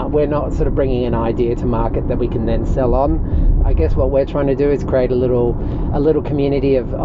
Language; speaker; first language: English; native; English